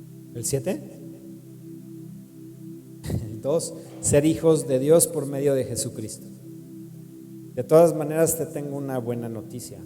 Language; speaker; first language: Spanish; native; Spanish